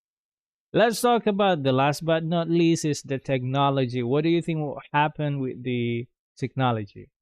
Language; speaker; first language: English; non-native, fluent; Indonesian